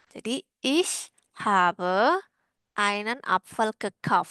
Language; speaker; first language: German; non-native, learner; Indonesian